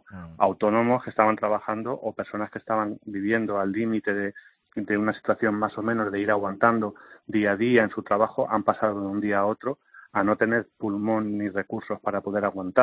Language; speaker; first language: Spanish; native; Spanish